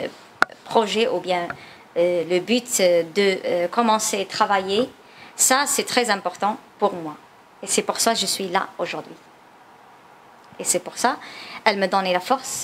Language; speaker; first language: French; non-native, learner; Chinese